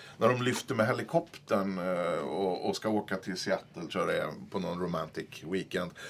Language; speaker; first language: Swedish; native; Swedish